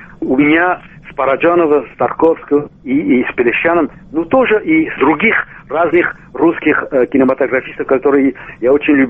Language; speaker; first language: Russian; non-native, local second language; Armenian